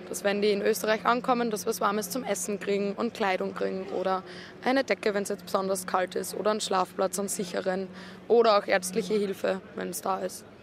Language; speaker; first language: German; native; German